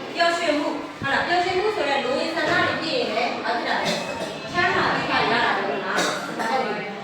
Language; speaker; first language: Burmese; native; Burmese